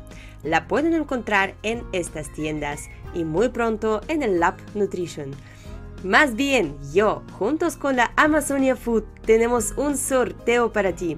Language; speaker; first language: Spanish; non-native, fluent; Russian